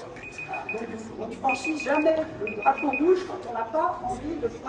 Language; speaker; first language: French; native; French